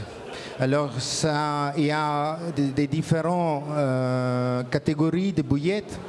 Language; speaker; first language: French; non-native, learner; Italian